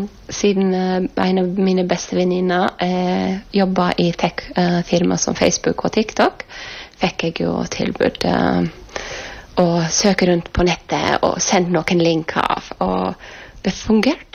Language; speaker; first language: Norwegian; non-native, fluent; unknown